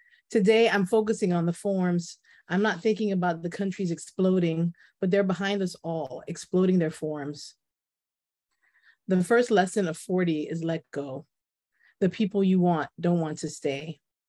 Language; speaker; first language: English; early bilingual, other home language; Spanish